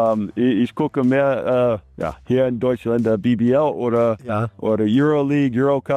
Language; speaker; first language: German; non-native, fluent; English